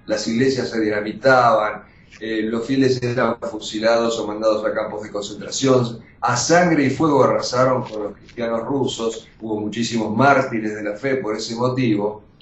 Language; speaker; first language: Spanish; early bilingual, other home language; Russian